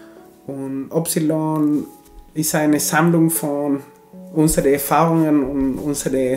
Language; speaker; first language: German; non-native, fluent; Spanish